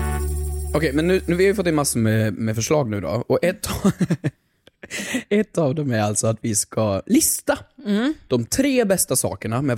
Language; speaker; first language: Swedish; native; Swedish